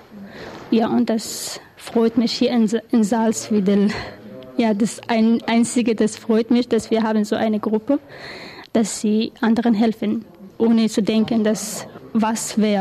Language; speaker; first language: German; non-native, learner; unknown